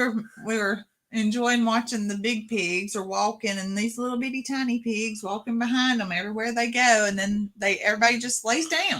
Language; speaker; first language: English; native; English